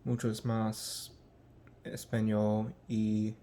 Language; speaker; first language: Spanish; non-native, learner; English